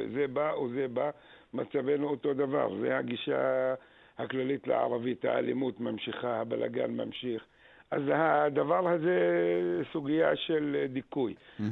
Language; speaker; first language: Hebrew; non-native, local second language; Arabic